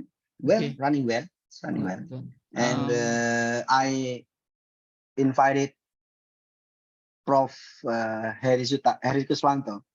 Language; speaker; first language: English; non-native, learner; Indonesian